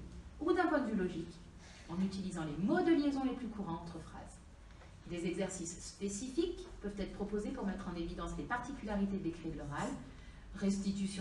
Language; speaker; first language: French; native; French